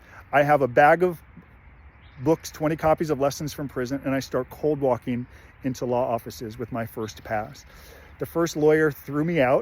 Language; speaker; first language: English; native; English